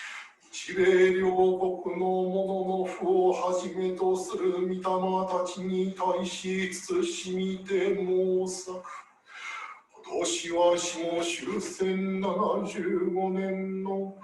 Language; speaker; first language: Japanese; native; Japanese